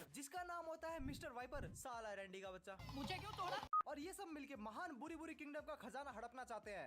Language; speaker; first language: Hindi; early bilingual, other home language; Nepali